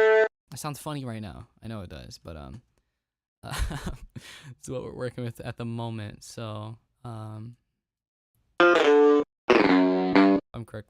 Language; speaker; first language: English; native; English